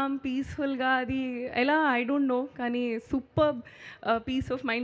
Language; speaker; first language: Telugu; non-native, learner; Hindi